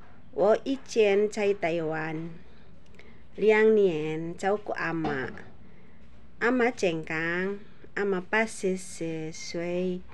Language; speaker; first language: Chinese; non-native, learner; Indonesian